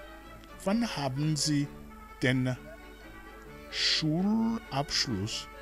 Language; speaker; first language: German; non-native, fluent; Rundi